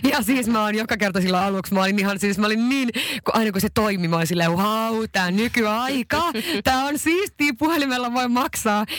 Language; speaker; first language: Finnish; early bilingual, heritage; Finnish